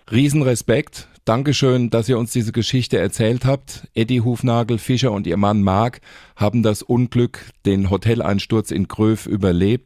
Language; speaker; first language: German; native; German